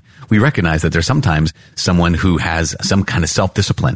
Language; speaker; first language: English; native; English